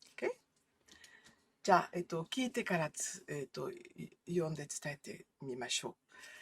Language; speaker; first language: Japanese; non-native, fluent; French